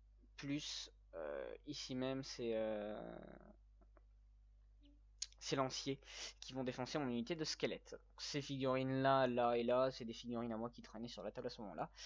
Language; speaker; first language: French; native; French